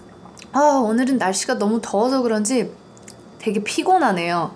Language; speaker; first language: Korean; early bilingual, heritage; Korean